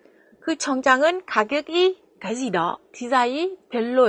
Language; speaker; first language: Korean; non-native, fluent; Vietnamese